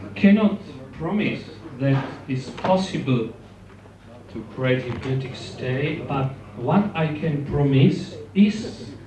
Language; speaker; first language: English; non-native, fluent; Czech